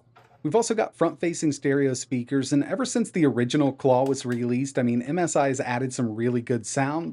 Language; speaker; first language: English; native; English